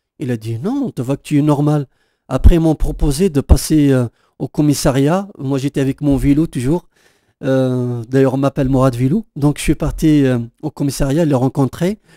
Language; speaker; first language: French; non-native, local second language; Kabyle